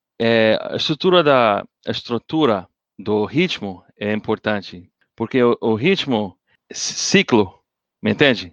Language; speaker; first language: Portuguese; non-native, learner; English